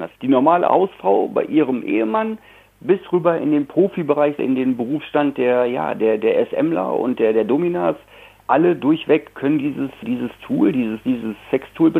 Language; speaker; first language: German; native; German